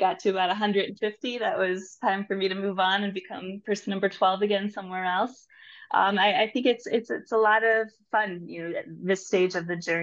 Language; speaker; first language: English; native; English